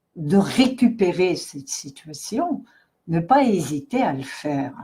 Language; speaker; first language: French; non-native, fluent; Russian